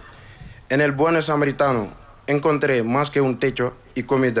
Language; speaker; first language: Spanish; non-native, learner; Wolof